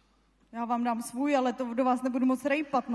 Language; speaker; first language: Czech; native; Czech